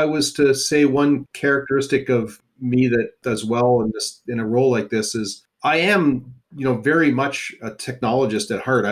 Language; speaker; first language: English; native; English